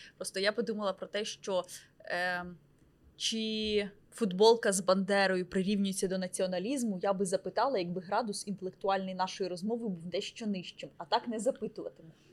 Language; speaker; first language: Ukrainian; native; Ukrainian